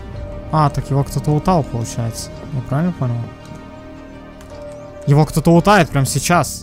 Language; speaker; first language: Russian; native; Russian